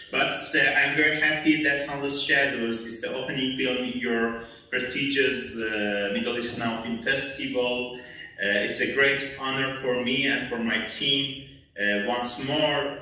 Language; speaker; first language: English; non-native, learner; Persian